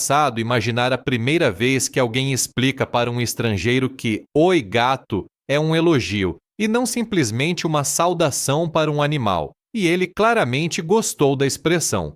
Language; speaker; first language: Portuguese; native; Portuguese